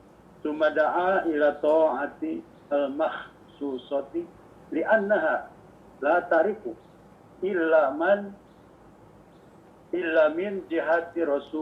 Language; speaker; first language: Arabic; non-native, fluent; Indonesian